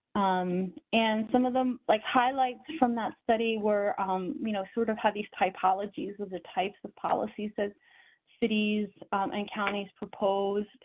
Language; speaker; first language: English; native; English